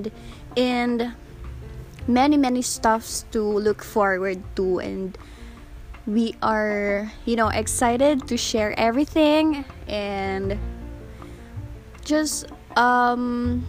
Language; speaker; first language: English; non-native, local second language; Cebuano